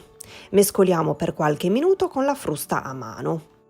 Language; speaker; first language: Italian; native; Italian